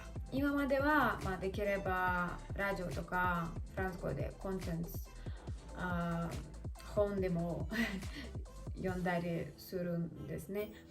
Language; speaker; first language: Japanese; non-native, learner; Russian